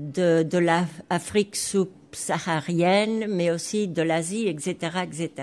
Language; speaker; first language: French; non-native, fluent; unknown